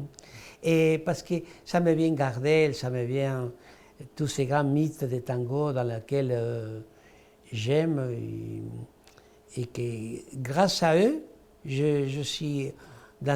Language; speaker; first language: French; non-native, fluent; Spanish